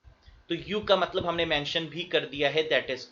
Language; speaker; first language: Hindi; native; Hindi